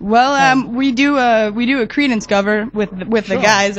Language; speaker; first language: English; native; English